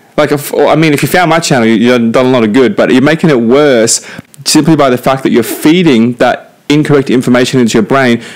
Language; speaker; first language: English; native; English